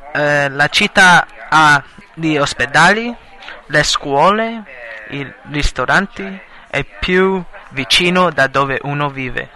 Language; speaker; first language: Italian; non-native, learner; English